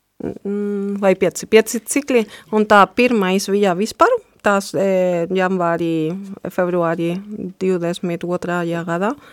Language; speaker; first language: Latvian; non-native, fluent; Spanish